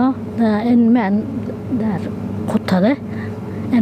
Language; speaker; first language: Swedish; non-native, learner; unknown